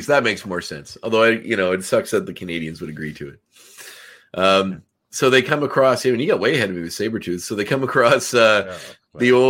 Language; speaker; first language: English; native; English